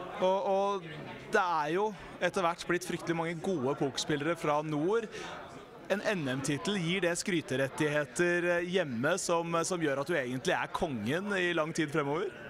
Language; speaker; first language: Norwegian; native; Norwegian